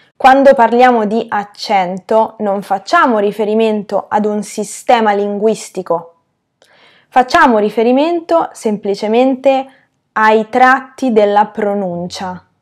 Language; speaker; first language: Italian; native; Italian